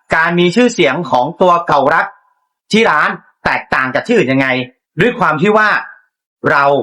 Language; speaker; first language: Thai; native; Thai